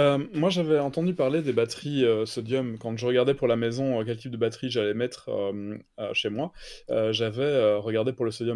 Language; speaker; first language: French; native; French